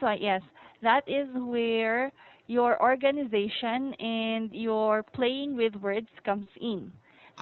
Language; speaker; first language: English; non-native, fluent; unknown